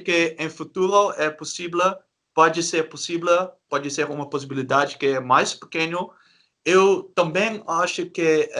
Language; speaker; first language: Portuguese; non-native, learner; Dutch